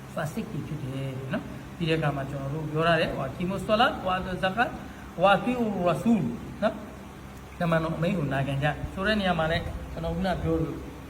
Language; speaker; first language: Burmese; native; Burmese